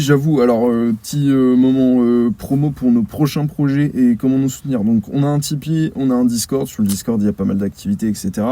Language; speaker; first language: French; native; French